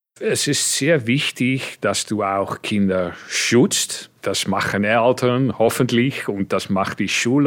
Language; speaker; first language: German; non-native, fluent; Dutch